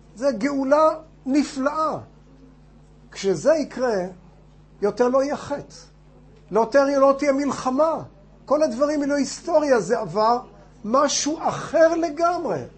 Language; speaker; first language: Hebrew; non-native, fluent; English